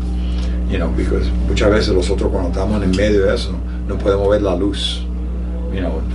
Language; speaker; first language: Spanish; early bilingual, heritage; Spanish